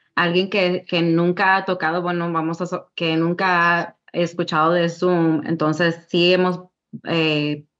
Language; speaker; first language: Spanish; early bilingual, heritage; Spanish